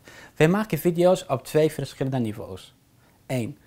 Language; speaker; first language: Dutch; non-native, fluent; Arabic